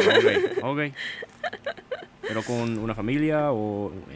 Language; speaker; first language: Spanish; non-native, learner; English